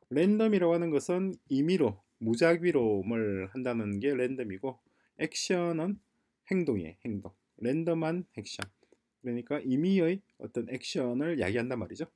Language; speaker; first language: Korean; native; Korean